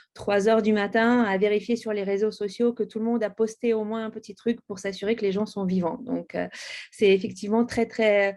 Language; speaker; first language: French; native; French